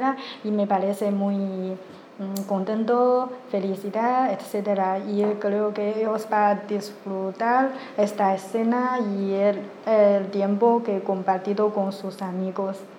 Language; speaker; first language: Spanish; non-native, learner; Chinese